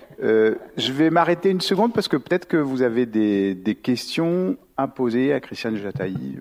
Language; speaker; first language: French; native; French